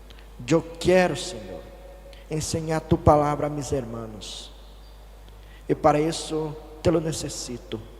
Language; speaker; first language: Spanish; non-native, fluent; Portuguese